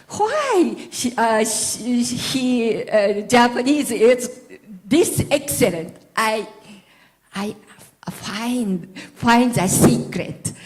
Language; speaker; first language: English; non-native, learner; Japanese